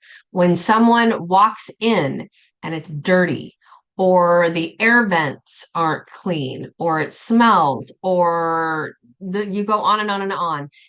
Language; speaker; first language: English; native; English